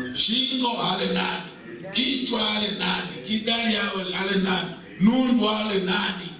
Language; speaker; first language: Swahili; native; Swahili